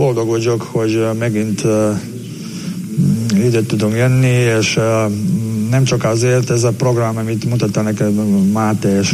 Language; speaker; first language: Hungarian; non-native, learner; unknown